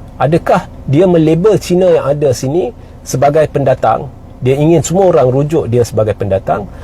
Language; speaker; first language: Malay; native; Malay